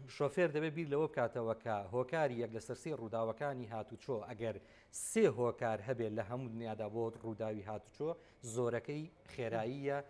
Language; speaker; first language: Central Kurdish; native; Central Kurdish